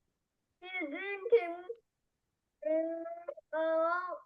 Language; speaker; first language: English; non-native, learner; Vietnamese